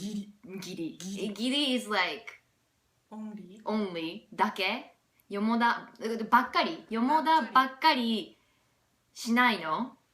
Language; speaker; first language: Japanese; native; Japanese